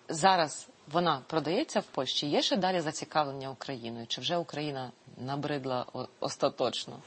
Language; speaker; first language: Ukrainian; native; Ukrainian